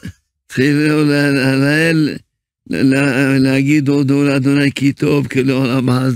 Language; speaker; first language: Hebrew; early bilingual, other home language; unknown